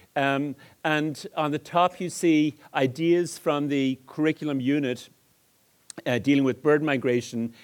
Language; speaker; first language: English; native; English